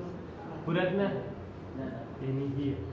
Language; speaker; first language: Arabic; non-native, fluent; Indonesian